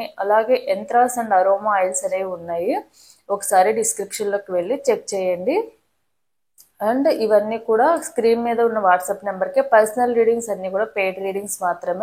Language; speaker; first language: Telugu; native; Telugu